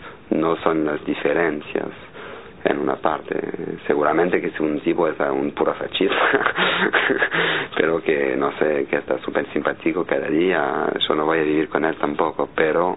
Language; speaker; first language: Spanish; non-native, fluent; French